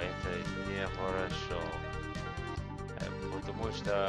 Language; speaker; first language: Russian; non-native, learner; English